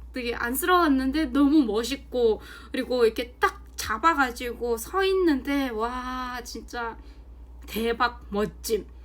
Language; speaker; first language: Korean; non-native, fluent; Mongolian